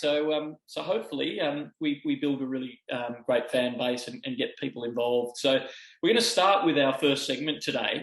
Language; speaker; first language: English; native; English